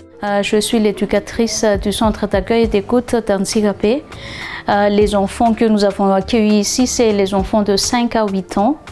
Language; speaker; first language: French; non-native, local second language; Malagasy